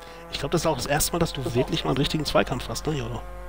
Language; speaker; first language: German; native; German